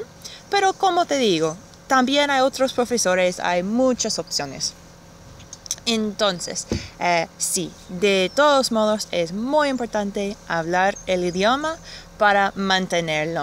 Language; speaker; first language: Spanish; non-native, fluent; English